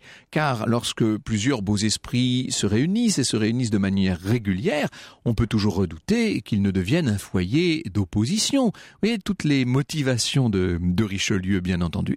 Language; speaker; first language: French; native; French